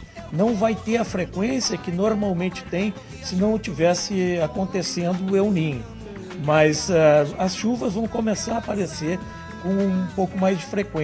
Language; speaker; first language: Portuguese; native; Portuguese